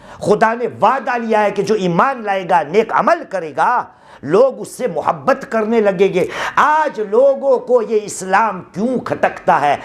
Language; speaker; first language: Urdu; non-native, local second language; Gujarati